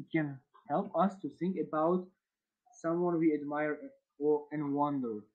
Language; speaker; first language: English; non-native, fluent; Uzbek